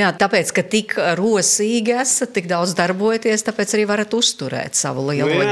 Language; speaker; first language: Latvian; native; Latvian